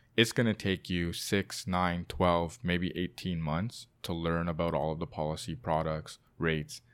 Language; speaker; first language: English; native; English